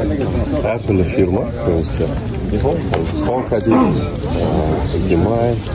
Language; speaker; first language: Russian; non-native, local second language; Kazakh